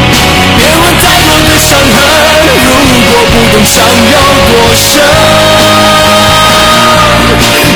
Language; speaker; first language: Chinese; native; Chinese